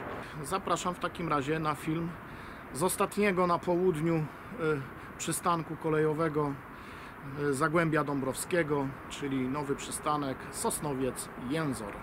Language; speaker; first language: Polish; native; Polish